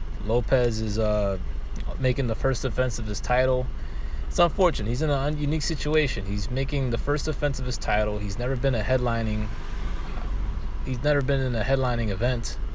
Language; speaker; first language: English; native; English